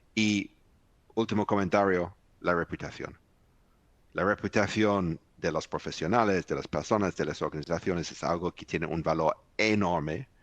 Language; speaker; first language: Spanish; non-native, fluent; English